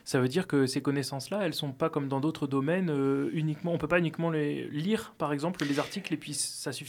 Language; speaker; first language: French; native; French